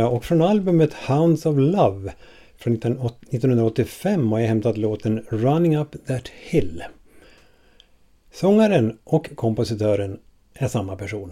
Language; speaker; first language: Swedish; native; Swedish